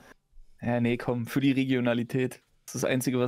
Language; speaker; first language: German; native; German